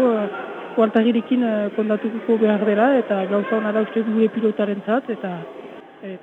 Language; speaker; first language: Basque; native; Basque